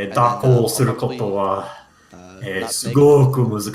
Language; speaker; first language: Japanese; non-native, learner; English